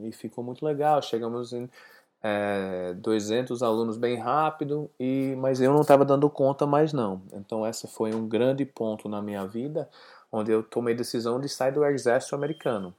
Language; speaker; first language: Portuguese; non-native, fluent; English